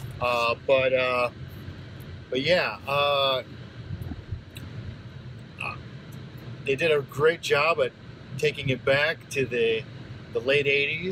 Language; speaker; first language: English; native; English